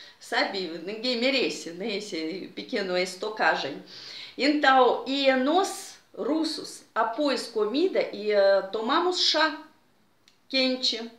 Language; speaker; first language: Portuguese; non-native, fluent; Russian